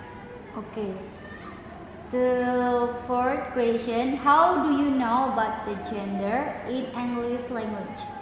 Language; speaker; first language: English; non-native, learner; Indonesian